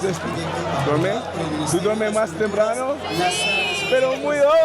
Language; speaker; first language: Spanish; non-native, learner; English